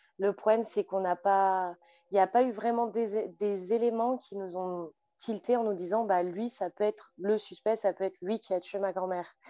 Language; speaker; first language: French; native; French